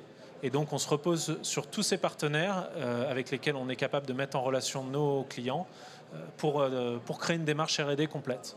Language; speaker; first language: French; native; French